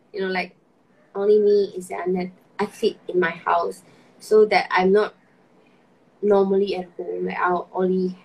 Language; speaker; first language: English; non-native, local second language; Malay